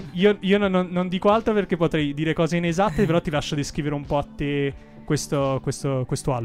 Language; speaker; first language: Italian; native; Italian